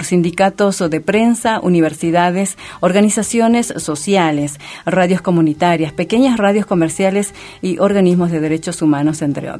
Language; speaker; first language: Spanish; native; Spanish